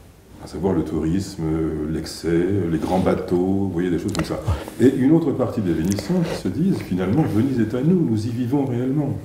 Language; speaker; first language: French; native; French